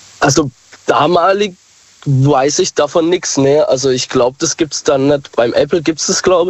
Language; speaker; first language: German; native; German